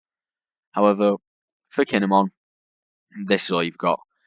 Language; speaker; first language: English; native; English